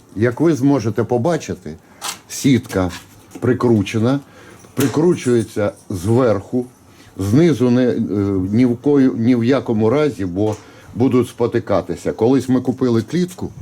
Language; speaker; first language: Ukrainian; non-native, local second language; Russian